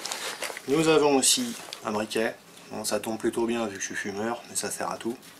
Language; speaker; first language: French; native; French